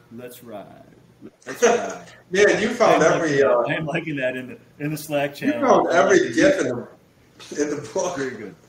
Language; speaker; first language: English; native; English